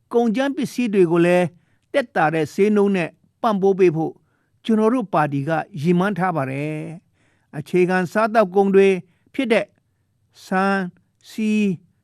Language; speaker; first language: Burmese; non-native, local second language; Shan